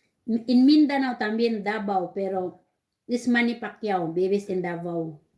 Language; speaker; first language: Spanish; non-native, learner; Cebuano